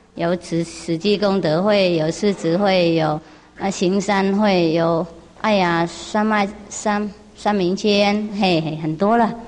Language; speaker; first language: Chinese; non-native, fluent; Vietnamese